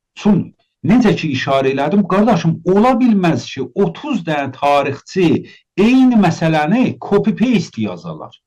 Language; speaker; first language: Azerbaijani; native; Azerbaijani